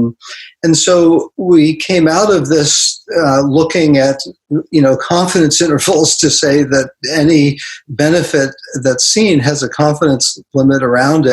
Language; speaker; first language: English; native; English